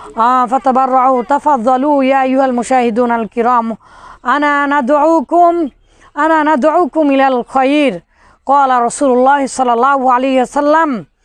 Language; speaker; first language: Arabic; non-native, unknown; Bangla